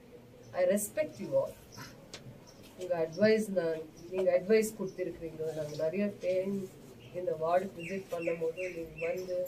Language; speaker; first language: Tamil; non-native, local second language; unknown